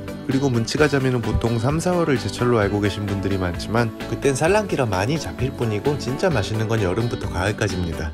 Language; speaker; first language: Korean; native; Korean